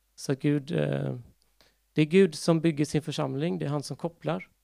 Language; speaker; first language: Swedish; non-native, fluent; Portuguese